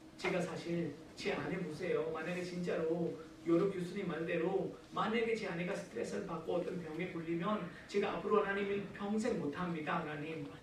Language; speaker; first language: Korean; non-native, fluent; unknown